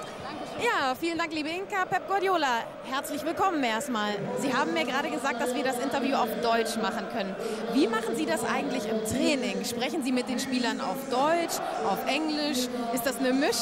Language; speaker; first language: German; native; German